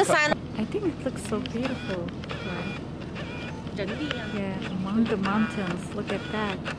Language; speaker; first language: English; non-native, fluent; Chinese